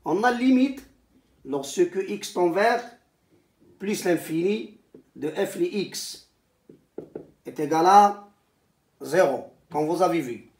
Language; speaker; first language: French; non-native, local second language; Arabic